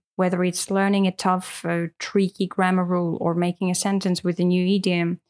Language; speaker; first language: English; non-native, fluent; Russian